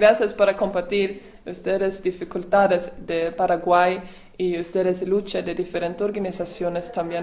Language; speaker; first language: Spanish; non-native, learner; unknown